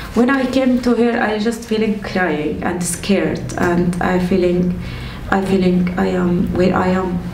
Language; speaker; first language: English; non-native, learner; Arabic